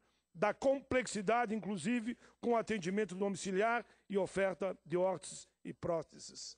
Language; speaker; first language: Portuguese; native; Portuguese